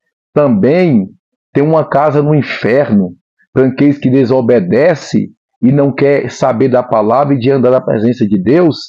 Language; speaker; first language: Portuguese; native; Portuguese